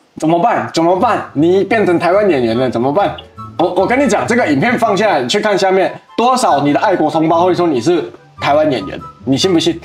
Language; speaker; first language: Chinese; native; Chinese